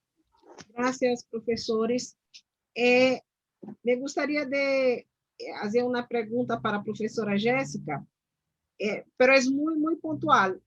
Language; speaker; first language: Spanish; non-native, learner; Portuguese